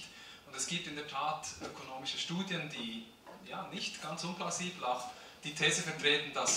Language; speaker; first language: German; native; German